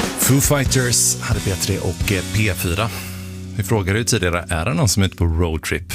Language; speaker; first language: Swedish; native; Swedish